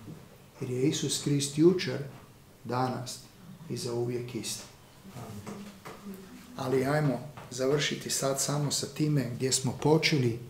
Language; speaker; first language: Croatian; native; Croatian